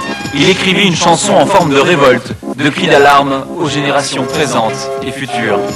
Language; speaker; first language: French; native; French